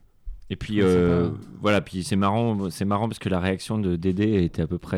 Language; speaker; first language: French; native; French